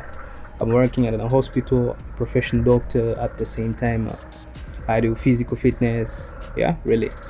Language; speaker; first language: English; non-native, local second language; Swahili